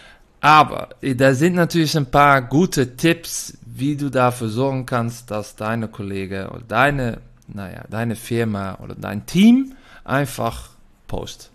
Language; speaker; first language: German; non-native, fluent; Dutch